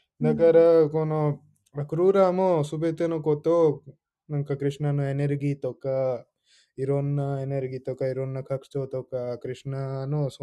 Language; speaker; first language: Japanese; non-native, fluent; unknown